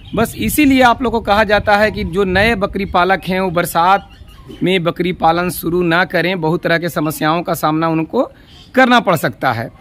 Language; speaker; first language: Hindi; native; Hindi